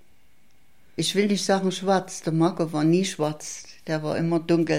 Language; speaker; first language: German; native; German